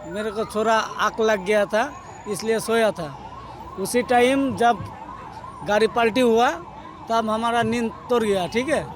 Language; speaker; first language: Hindi; non-native, local second language; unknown